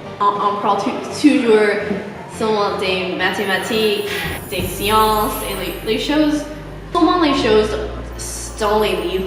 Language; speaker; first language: French; non-native, learner; English